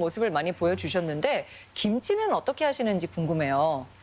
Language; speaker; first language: Korean; native; Korean